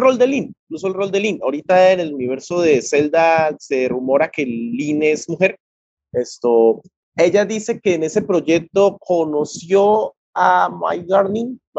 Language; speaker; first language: Spanish; native; Spanish